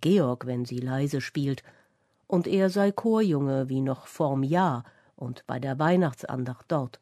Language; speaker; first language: German; native; German